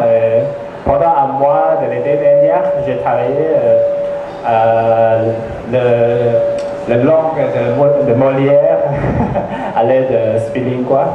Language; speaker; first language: French; non-native, learner; Chinese